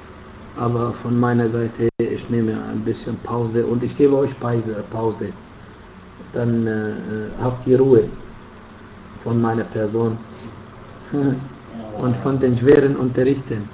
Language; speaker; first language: German; non-native, fluent; Arabic